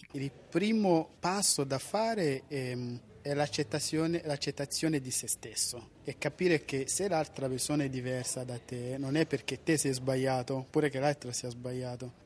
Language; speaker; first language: Italian; non-native, fluent; Kinyarwanda